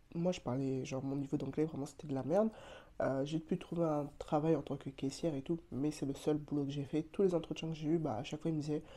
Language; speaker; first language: French; native; French